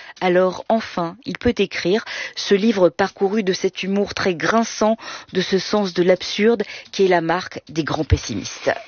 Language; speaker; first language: French; native; French